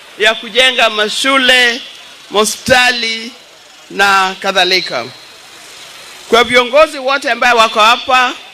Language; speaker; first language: Swahili; non-native, local second language; Luo (Kenya and Tanzania)